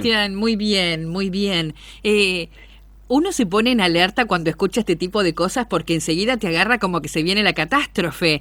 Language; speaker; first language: Spanish; native; Spanish